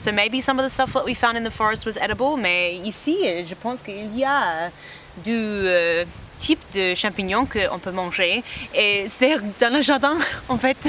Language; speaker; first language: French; non-native, learner; English